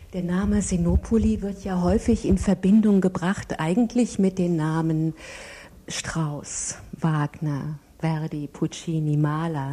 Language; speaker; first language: German; native; German